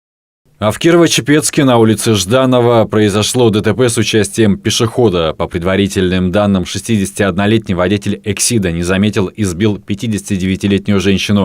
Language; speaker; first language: Russian; native; Russian